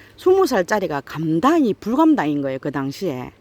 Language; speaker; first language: Korean; native; Korean